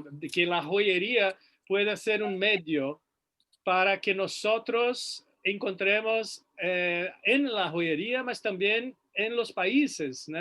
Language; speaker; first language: Spanish; non-native, fluent; Portuguese